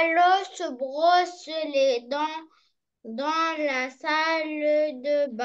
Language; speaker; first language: French; non-native, learner; Arabic